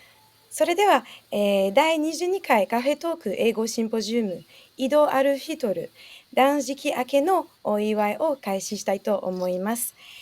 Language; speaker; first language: Japanese; non-native, fluent; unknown